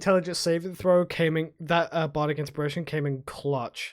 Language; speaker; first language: English; native; English